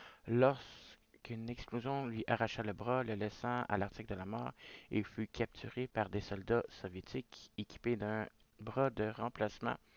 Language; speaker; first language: French; native; French